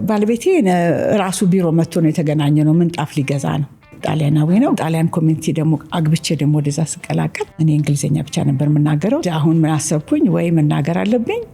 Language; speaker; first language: Amharic; native; Amharic